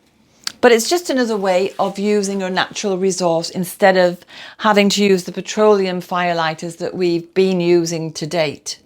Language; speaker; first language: English; native; English